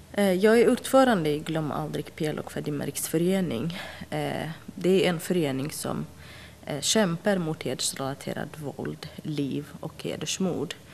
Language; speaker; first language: Swedish; non-native, fluent; Central Kurdish